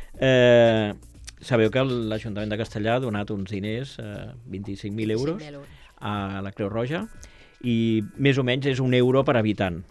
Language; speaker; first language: Catalan; native; Catalan